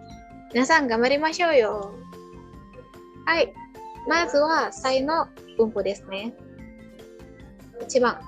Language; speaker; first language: Japanese; non-native, learner; Indonesian